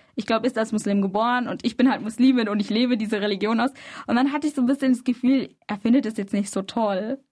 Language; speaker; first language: German; early bilingual, other home language; Arabic